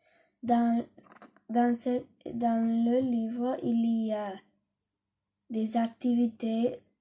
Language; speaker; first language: French; non-native, learner; Catalan